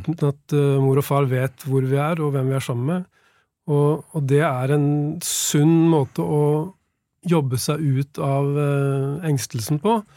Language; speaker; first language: Norwegian; native; Norwegian